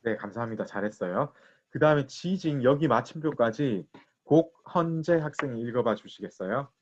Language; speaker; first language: Korean; native; Korean